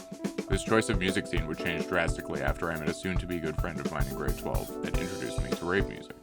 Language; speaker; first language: English; native; English